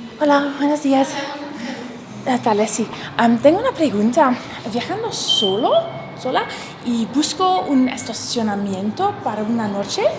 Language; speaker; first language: Spanish; non-native, learner; English